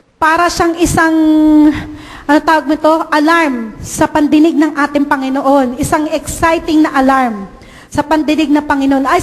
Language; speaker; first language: Filipino; native; Filipino